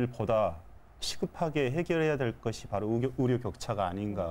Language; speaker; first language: Korean; native; Korean